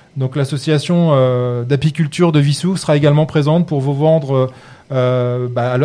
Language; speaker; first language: French; native; French